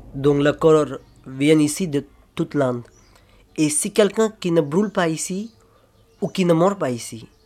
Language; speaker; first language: French; non-native, learner; Hindi